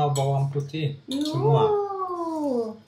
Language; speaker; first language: Indonesian; non-native, learner; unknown